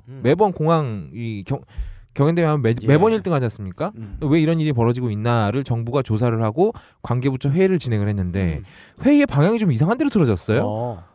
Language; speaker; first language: Korean; native; Korean